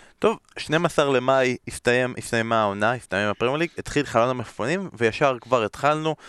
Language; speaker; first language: Hebrew; native; Hebrew